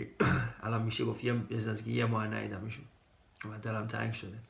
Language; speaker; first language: Persian; early bilingual, heritage; Persian